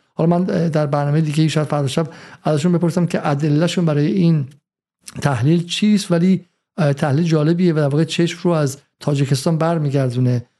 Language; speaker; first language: Persian; native; Persian